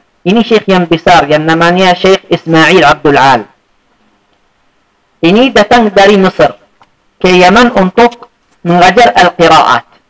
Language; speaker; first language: Indonesian; non-native, fluent; Arabic